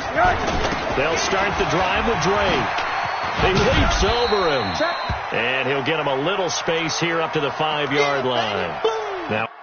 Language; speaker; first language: English; native; English